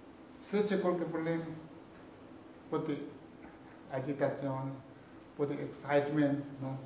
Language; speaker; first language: Italian; non-native, learner; Tibetan